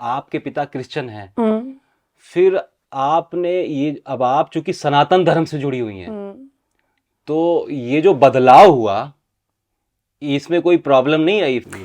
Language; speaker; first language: Hindi; native; Hindi